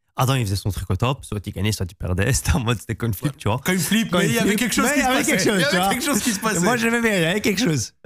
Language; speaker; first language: French; native; French